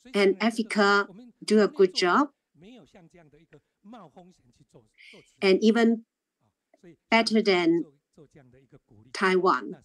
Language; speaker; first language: English; non-native, learner; Chinese